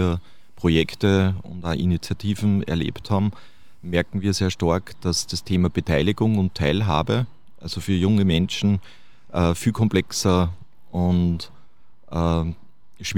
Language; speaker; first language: German; native; German